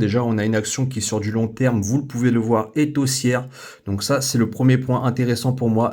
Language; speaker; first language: French; native; French